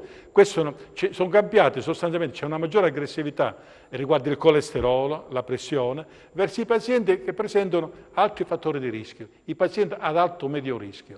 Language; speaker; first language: Italian; native; Italian